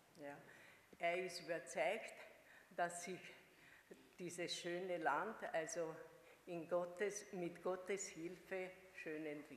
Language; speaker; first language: German; non-native, fluent; Hungarian